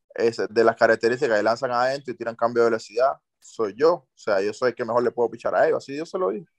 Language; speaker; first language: Spanish; native; Spanish